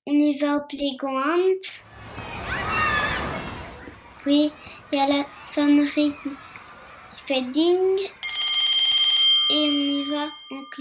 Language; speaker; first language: French; early bilingual, heritage; French